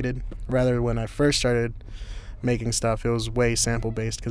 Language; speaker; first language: English; native; English